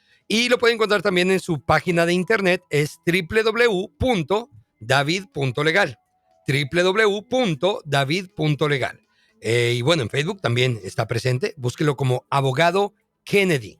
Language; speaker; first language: Spanish; native; Spanish